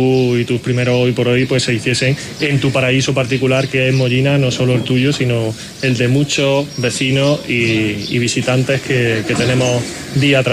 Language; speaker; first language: Spanish; native; Spanish